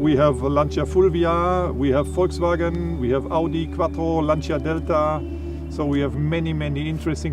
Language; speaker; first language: English; non-native, fluent; German